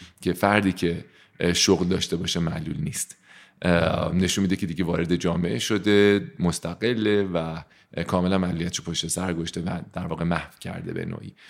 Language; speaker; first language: Persian; native; Persian